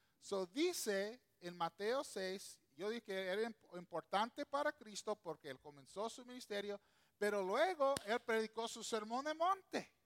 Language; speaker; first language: Spanish; non-native, local second language; English